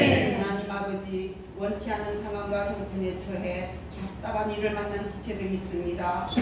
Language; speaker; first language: Korean; native; Korean